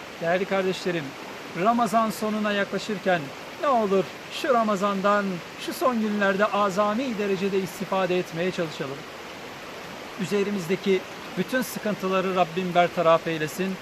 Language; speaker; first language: Turkish; native; Turkish